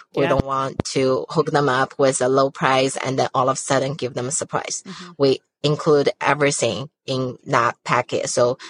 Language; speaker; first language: English; non-native, fluent; Chinese